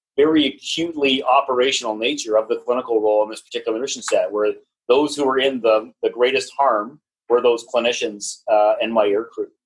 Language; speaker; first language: English; native; English